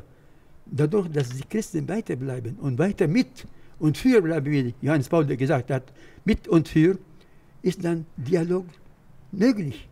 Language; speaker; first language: German; non-native, fluent; Arabic